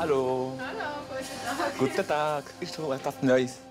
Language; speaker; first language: German; non-native, learner; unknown